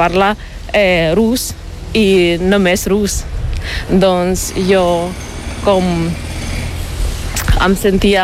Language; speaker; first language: Catalan; non-native, learner; Ukrainian